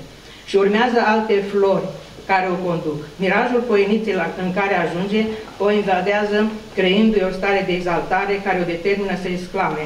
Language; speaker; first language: Romanian; native; Romanian